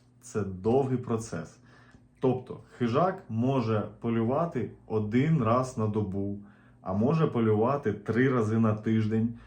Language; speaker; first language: Ukrainian; native; Ukrainian